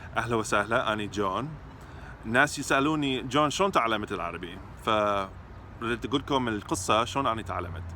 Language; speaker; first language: Arabic; non-native, fluent; English